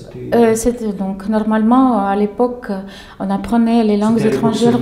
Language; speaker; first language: French; non-native, fluent; Ukrainian